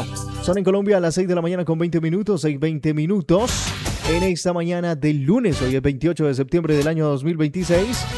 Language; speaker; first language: Spanish; native; Spanish